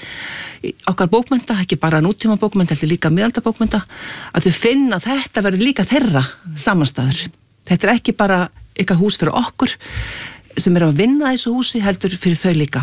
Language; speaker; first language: Icelandic; native; Icelandic